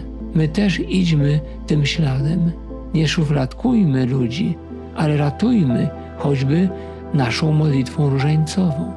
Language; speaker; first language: Polish; native; Polish